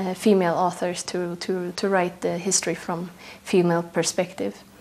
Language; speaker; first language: English; non-native, fluent; Tigrinya